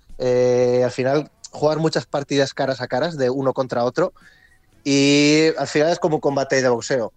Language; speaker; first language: Spanish; native; Spanish